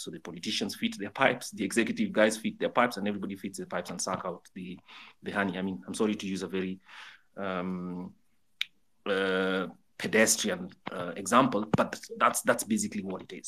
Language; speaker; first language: English; non-native, local second language; Luo (Kenya and Tanzania)